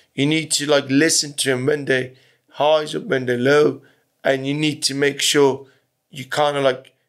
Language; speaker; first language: English; early bilingual, other home language; Persian